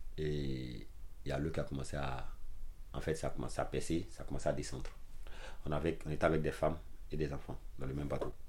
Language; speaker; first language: French; non-native, local second language; Dyula